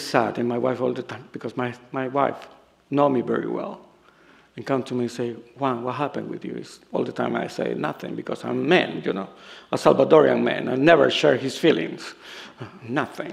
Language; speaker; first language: English; non-native, learner; Spanish